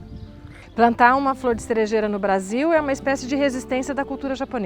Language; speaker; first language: Portuguese; native; Portuguese